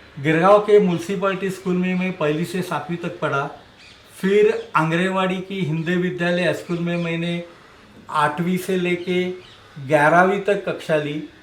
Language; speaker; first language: Hindi; non-native, local second language; Marathi